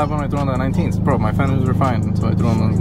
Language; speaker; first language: English; native; English